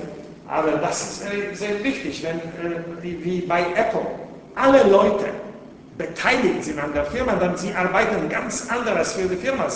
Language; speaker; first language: German; non-native, fluent; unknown